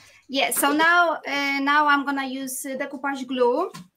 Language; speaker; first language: English; non-native, fluent; Polish